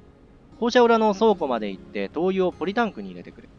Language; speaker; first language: Japanese; native; Japanese